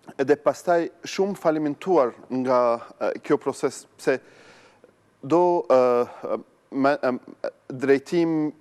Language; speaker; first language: Albanian; non-native, learner; Arabic